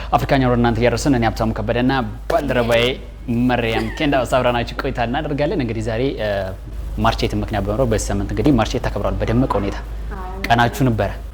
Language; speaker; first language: Amharic; native; Amharic